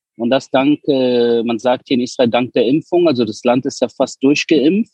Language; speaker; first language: German; early bilingual, other home language; Persian